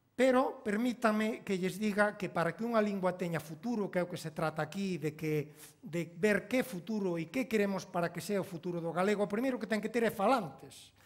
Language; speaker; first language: Galician; native; Galician